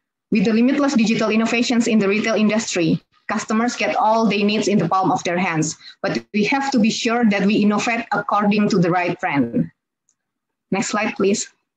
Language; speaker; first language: English; non-native, fluent; Indonesian